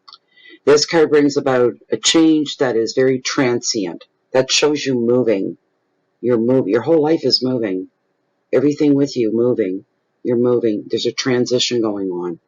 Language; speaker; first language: English; native; English